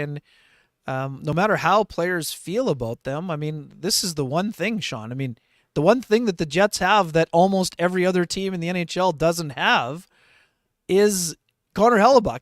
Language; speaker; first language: English; native; English